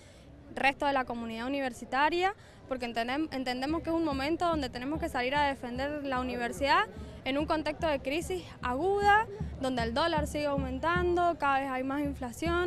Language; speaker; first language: Spanish; native; Spanish